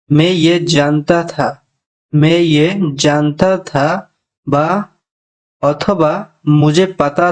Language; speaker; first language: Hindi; non-native, fluent; Bangla